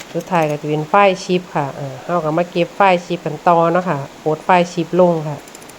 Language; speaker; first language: Thai; native; Thai